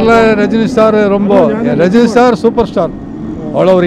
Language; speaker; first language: Tamil; non-native, learner; Malayalam